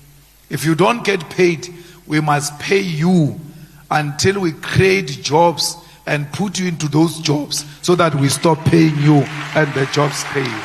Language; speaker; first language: English; non-native, local second language; Northern Sotho